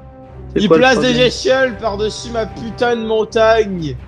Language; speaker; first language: French; native; French